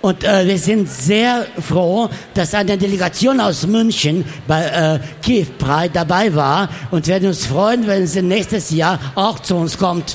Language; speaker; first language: German; non-native, learner; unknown